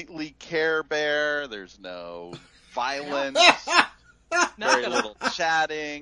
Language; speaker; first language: English; native; English